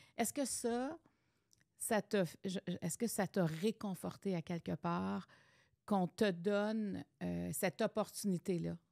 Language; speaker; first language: French; native; French